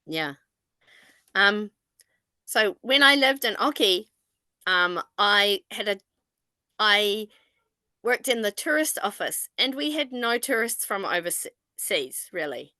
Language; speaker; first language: English; non-native, fluent; Japanese